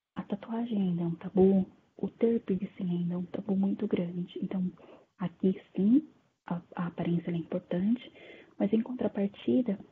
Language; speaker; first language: Portuguese; native; Portuguese